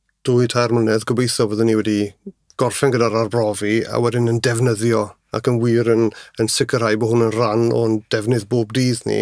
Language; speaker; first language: Welsh; native; Welsh